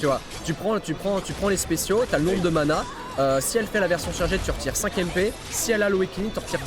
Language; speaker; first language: French; native; French